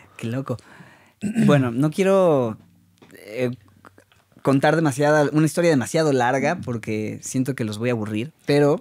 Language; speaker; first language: Spanish; native; Spanish